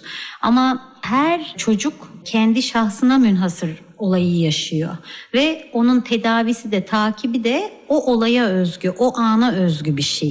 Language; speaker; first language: Turkish; native; Turkish